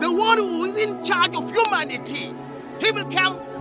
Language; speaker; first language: English; non-native, learner; Wolof